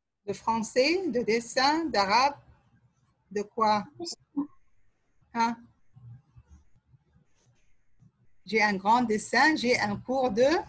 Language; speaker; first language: French; non-native, fluent; Arabic